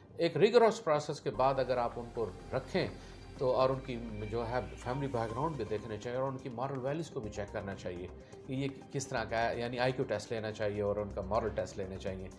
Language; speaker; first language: Urdu; non-native, local second language; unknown